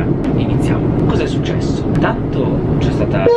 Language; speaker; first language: Italian; native; Italian